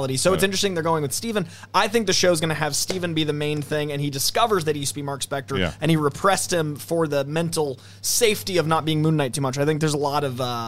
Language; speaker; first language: English; native; English